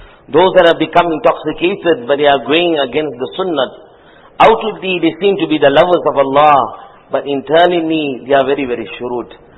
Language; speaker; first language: English; native; English